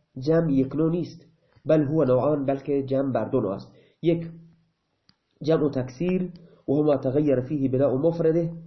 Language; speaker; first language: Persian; non-native, local second language; Baluchi